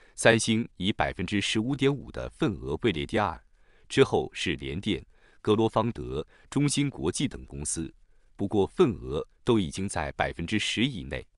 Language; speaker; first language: Chinese; native; Chinese